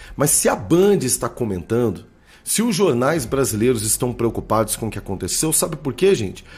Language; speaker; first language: Portuguese; native; Portuguese